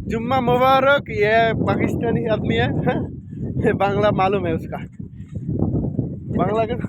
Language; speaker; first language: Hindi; non-native, learner; Bangla